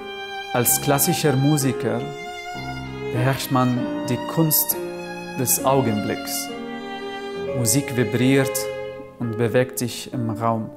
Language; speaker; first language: German; non-native, fluent; Arabic